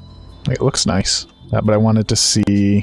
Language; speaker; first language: English; native; English